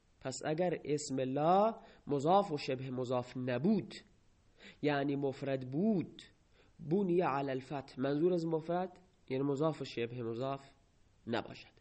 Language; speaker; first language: Persian; non-native, local second language; Baluchi